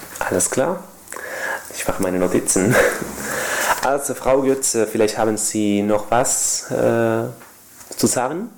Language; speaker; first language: German; non-native, learner; Spanish